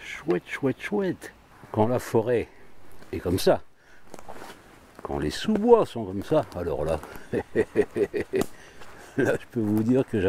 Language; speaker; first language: French; native; French